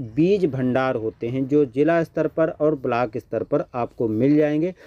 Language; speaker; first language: Hindi; native; Hindi